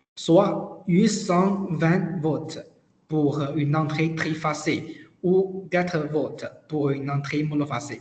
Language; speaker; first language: French; non-native, learner; Chinese